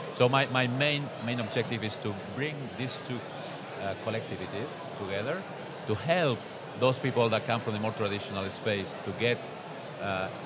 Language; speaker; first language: English; non-native, fluent; Spanish